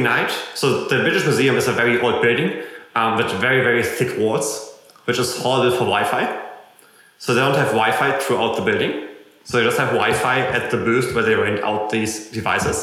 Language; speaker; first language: English; non-native, fluent; German